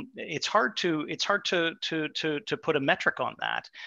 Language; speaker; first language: English; native; English